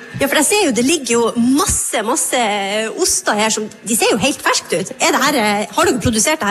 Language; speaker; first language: Norwegian; native; Norwegian